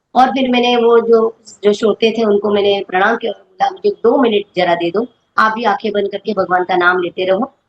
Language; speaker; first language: Hindi; non-native, local second language; Marathi